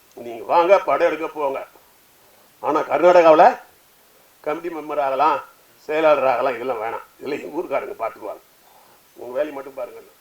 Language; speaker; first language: Tamil; native; Tamil